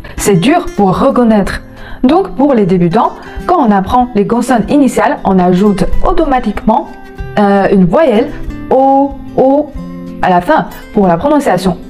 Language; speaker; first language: French; non-native, fluent; Chinese